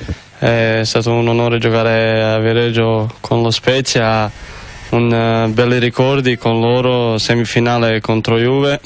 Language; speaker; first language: Italian; non-native, fluent; Croatian